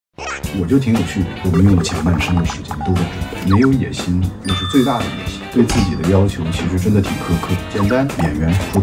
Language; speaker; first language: Chinese; native; Chinese